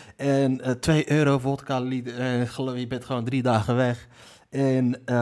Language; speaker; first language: Dutch; early bilingual, other home language; Riffian